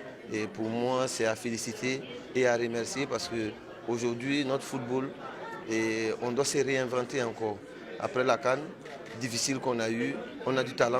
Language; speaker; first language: French; native; French